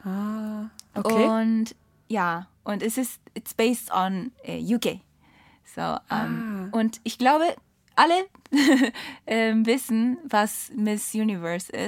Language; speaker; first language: German; non-native, learner; Japanese